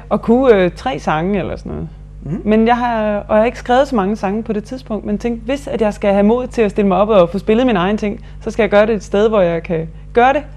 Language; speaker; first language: Danish; native; Danish